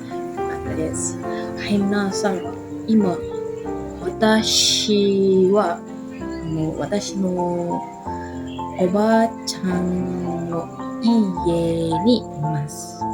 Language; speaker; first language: Japanese; non-native, learner; Indonesian